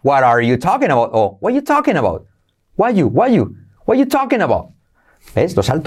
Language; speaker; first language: English; non-native, fluent; Spanish